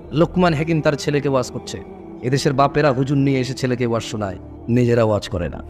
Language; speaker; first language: Bangla; early bilingual, heritage; Bangla